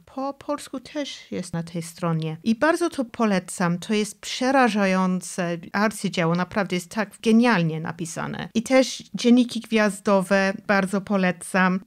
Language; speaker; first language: Polish; non-native, fluent; English